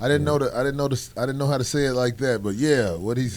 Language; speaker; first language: English; native; English